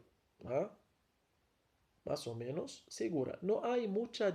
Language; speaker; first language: Spanish; non-native, fluent; Arabic